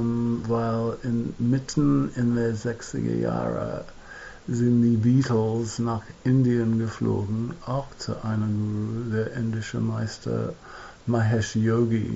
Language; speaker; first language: German; non-native, fluent; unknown